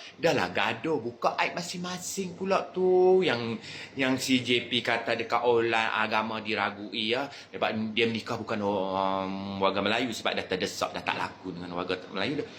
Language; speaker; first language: Malay; native; Malay